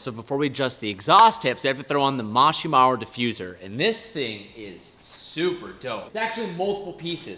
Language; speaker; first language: English; native; English